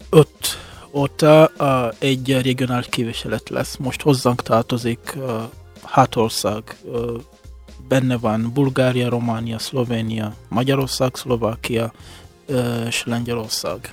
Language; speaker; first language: Hungarian; non-native, fluent; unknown